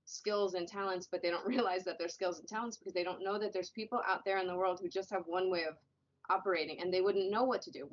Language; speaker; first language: English; native; English